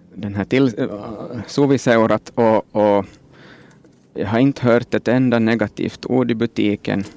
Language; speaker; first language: Swedish; non-native, local second language; Finnish